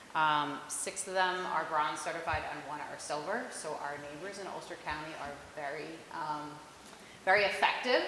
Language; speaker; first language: English; native; English